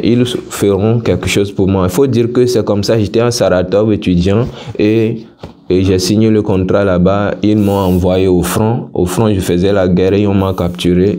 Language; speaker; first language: French; non-native, local second language; Ewe